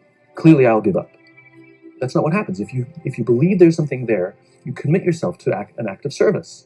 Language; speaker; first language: English; native; English